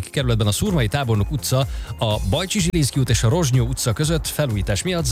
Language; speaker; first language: Hungarian; native; Hungarian